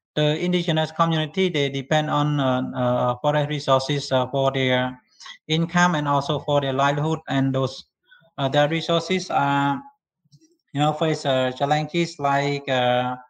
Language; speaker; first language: English; non-native, learner; Khmer